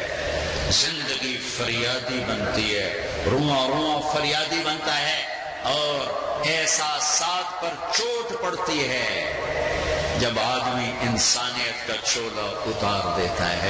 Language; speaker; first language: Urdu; non-native, local second language; Punjabi